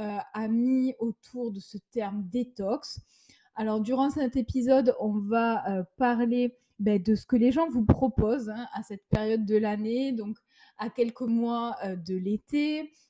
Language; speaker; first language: French; native; French